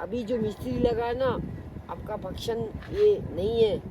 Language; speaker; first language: Hindi; non-native, local second language; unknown